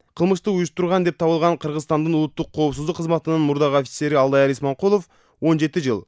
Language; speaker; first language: Kyrgyz; native; Kyrgyz